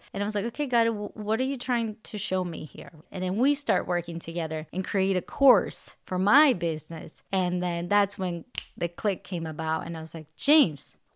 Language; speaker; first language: English; non-native, fluent; Portuguese